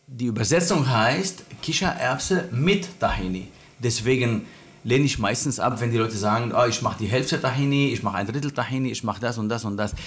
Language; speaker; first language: German; non-native, fluent; Arabic